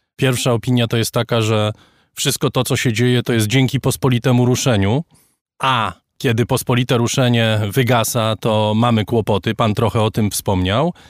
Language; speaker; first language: Polish; native; Polish